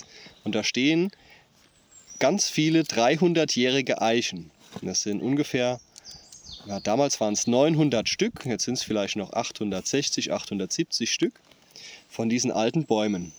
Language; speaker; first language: German; native; German